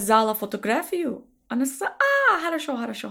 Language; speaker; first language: Russian; non-native, learner; English